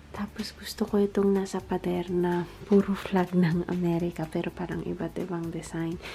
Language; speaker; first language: Filipino; non-native, local second language; Bikol